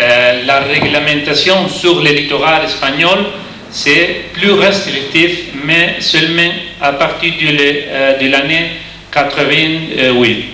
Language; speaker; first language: French; non-native, learner; Spanish